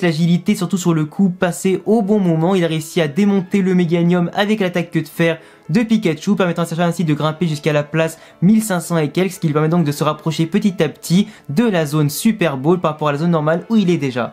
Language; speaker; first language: French; native; French